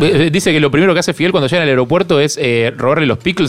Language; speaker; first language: Spanish; native; Spanish